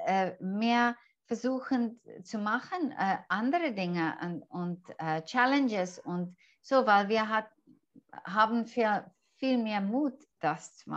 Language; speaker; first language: German; non-native, fluent; English